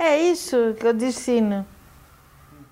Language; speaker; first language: Portuguese; non-native, fluent; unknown